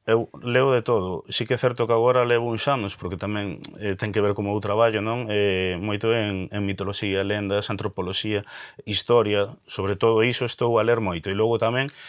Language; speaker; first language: Galician; non-native, local second language; Spanish